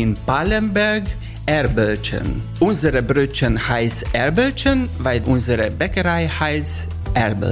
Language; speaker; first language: German; non-native, learner; Hungarian